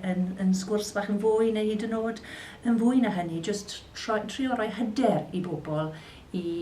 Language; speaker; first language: Welsh; native; Welsh